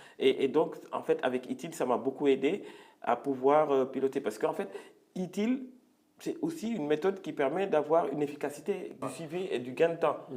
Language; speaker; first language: French; non-native, local second language; Wolof